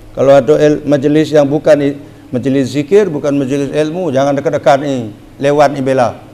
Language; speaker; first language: Malay; native; Malay